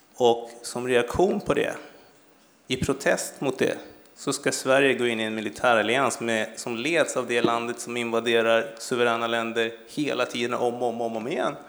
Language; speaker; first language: Swedish; early bilingual, other home language; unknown